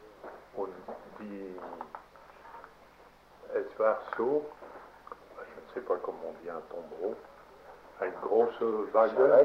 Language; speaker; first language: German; non-native, learner; French